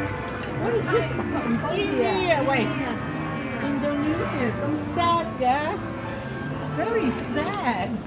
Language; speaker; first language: English; non-native, learner; Cantonese